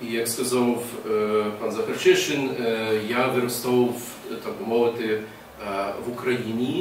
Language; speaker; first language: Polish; non-native, learner; Ukrainian